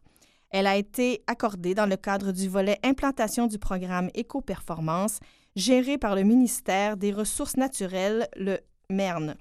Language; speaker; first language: French; native; French